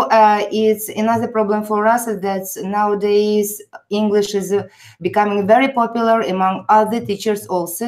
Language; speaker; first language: English; non-native, fluent; Uzbek